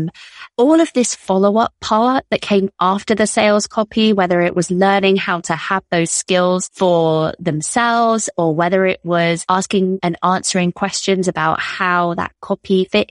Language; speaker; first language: English; native; English